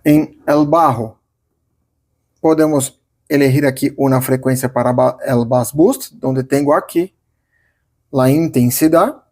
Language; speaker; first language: Spanish; non-native, fluent; Portuguese